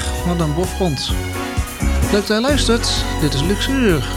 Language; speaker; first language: Dutch; native; Dutch